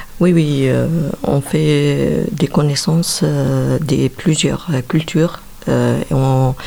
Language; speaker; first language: French; non-native, learner; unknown